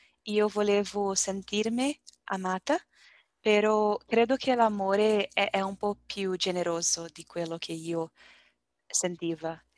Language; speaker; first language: Italian; non-native, learner; Portuguese